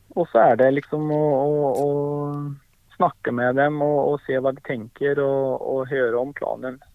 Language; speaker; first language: Norwegian; early bilingual, heritage; Swedish